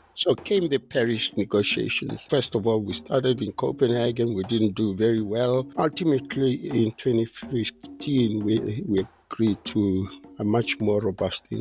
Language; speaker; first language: English; non-native, local second language; Tswana